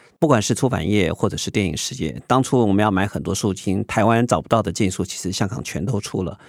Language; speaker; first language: Chinese; native; Chinese